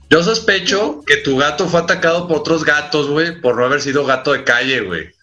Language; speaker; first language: Spanish; native; Spanish